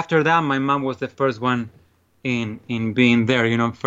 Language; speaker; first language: English; non-native, fluent; Spanish